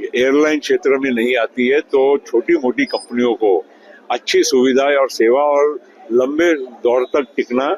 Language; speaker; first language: Hindi; non-native, local second language; Marathi